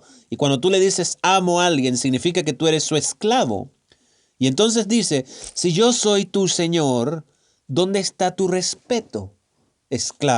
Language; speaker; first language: Spanish; native; Spanish